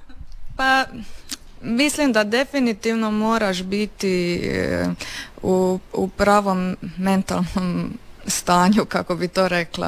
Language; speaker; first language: Serbian; native; Serbian